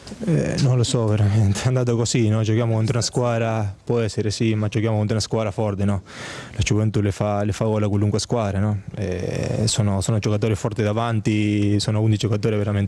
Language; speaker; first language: Italian; non-native, fluent; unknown